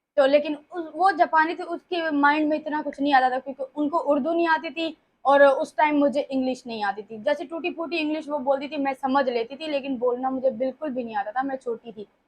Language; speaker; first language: Urdu; native; Urdu